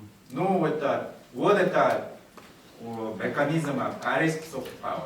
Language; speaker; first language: Russian; non-native, learner; Korean